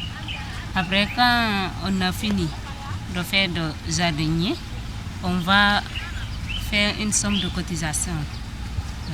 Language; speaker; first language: French; non-native, learner; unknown